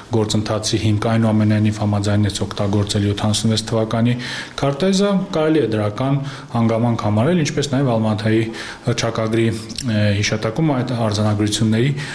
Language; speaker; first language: Armenian; native; Armenian